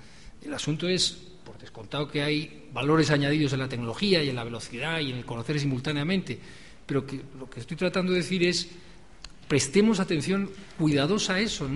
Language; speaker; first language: Spanish; native; Spanish